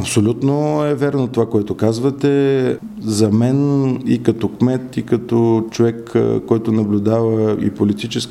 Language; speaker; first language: Bulgarian; native; Bulgarian